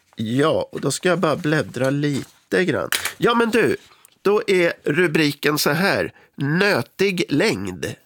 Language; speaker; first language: Swedish; native; Swedish